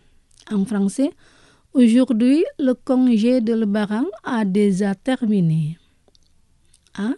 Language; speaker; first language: French; non-native, fluent; Indonesian